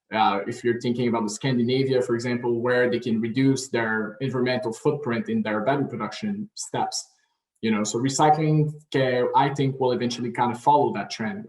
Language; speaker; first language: English; non-native, local second language; French